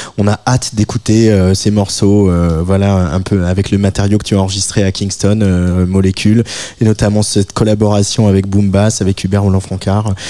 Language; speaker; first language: French; native; French